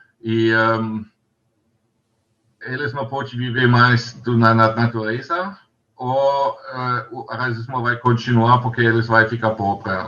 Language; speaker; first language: Portuguese; non-native, learner; German